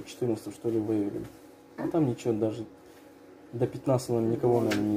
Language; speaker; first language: Russian; non-native, local second language; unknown